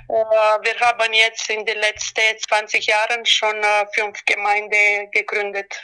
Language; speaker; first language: German; non-native, learner; Romanian